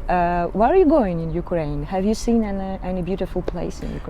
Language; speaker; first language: English; non-native, learner; Ukrainian